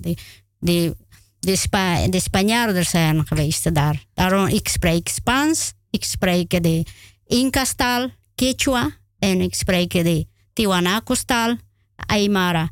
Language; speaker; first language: Dutch; non-native, learner; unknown